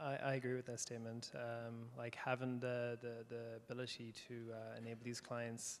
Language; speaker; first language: English; native; English